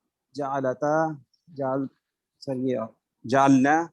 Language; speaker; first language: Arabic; non-native, learner; Urdu